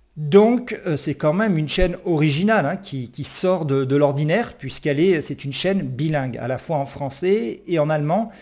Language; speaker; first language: French; native; French